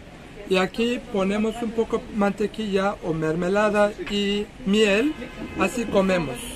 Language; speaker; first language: Spanish; non-native, fluent; Turkish